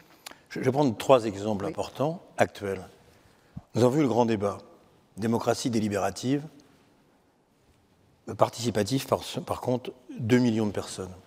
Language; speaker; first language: French; native; French